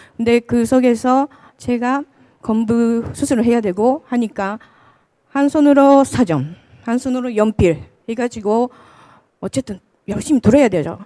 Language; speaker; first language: Korean; non-native, fluent; Japanese